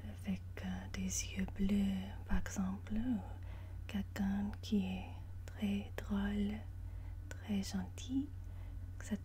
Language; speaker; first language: French; non-native, learner; English